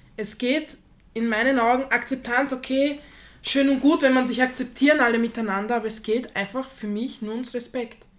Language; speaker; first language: German; early bilingual, other home language; Slovak